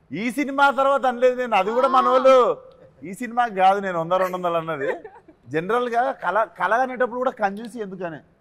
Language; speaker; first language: Telugu; native; Telugu